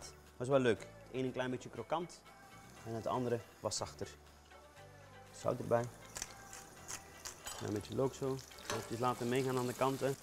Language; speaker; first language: Dutch; native; Dutch